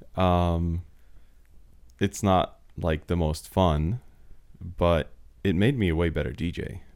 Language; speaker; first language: English; early bilingual, other home language; Slovak